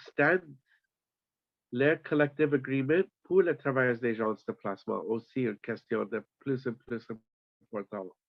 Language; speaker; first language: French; non-native, learner; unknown